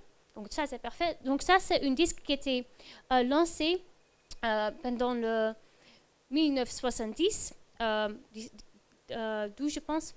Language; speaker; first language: French; non-native, fluent; Dutch